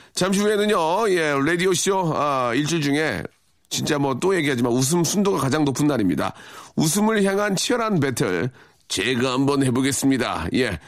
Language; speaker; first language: Korean; native; Korean